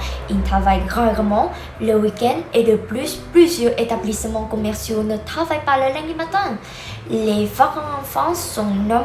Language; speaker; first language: French; non-native, learner; Vietnamese